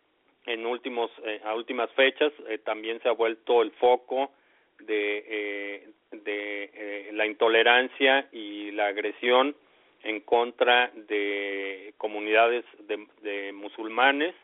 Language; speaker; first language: Spanish; native; Spanish